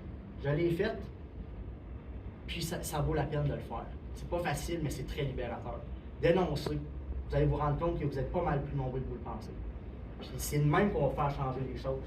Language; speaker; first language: French; native; French